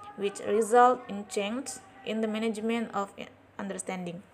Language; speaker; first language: English; non-native, learner; Indonesian